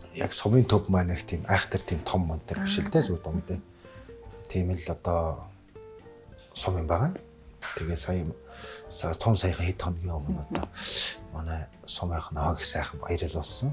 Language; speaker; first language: Mongolian; native; Mongolian